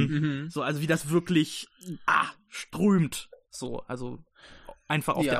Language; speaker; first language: German; native; German